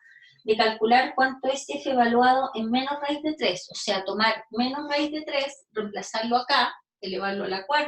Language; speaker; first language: Spanish; native; Spanish